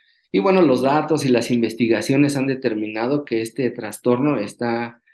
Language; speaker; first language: Spanish; native; Spanish